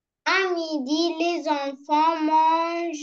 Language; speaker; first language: French; non-native, learner; Arabic